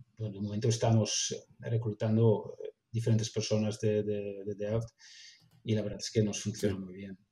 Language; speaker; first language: Spanish; non-native, fluent; Dutch